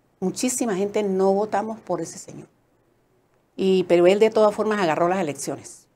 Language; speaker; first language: Spanish; native; Spanish